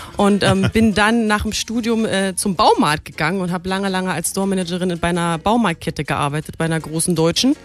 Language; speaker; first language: German; native; German